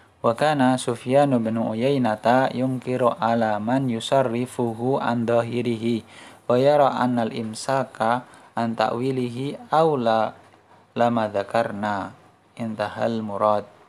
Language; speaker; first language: Arabic; non-native, fluent; Indonesian